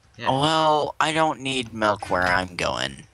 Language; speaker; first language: English; native; English